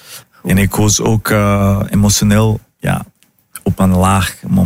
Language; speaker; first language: Dutch; non-native, learner; Portuguese